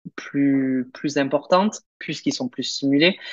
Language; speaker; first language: French; native; French